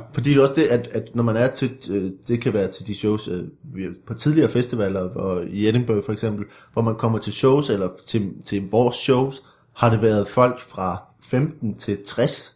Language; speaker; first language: Danish; native; Danish